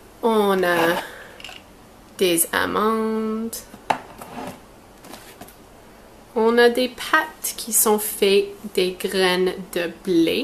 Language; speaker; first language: French; non-native, local second language; English